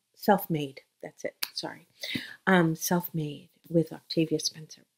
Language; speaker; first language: English; native; English